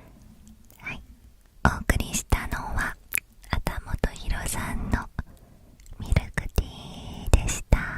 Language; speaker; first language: Japanese; native; Japanese